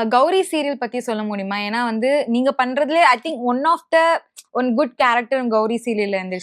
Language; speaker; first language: Tamil; native; Tamil